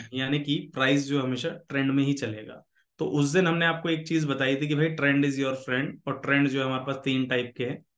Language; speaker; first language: Hindi; native; Hindi